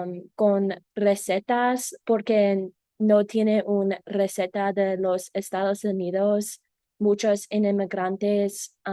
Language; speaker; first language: Spanish; non-native, learner; English